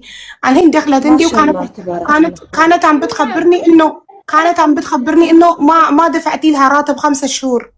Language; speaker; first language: Arabic; non-native, fluent; Amharic